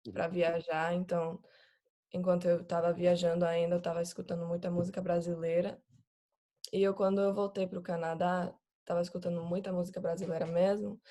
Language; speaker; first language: Portuguese; non-native, fluent; English